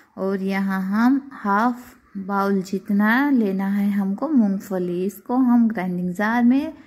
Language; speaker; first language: Hindi; non-native, local second language; Gujarati